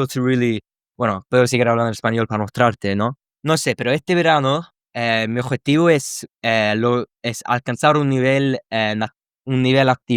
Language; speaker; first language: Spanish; non-native, fluent; English